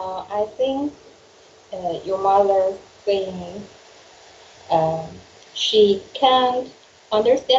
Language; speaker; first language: English; non-native, learner; Chinese